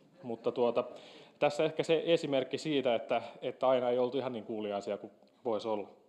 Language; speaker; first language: Finnish; native; Finnish